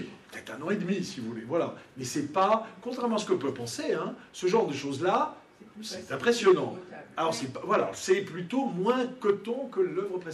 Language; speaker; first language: French; native; French